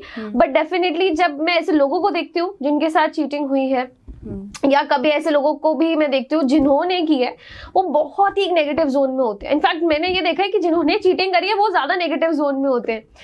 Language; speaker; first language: Hindi; native; Hindi